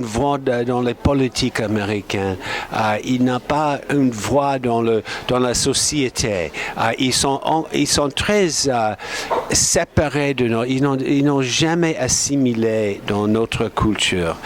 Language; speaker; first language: French; non-native, fluent; English